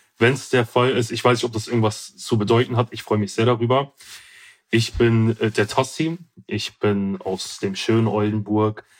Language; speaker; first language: German; early bilingual, other home language; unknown